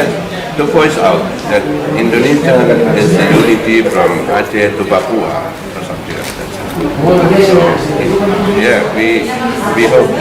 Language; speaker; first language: English; non-native, fluent; Indonesian